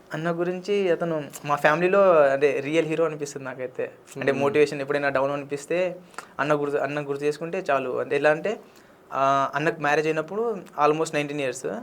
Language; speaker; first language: Telugu; non-native, local second language; Lambadi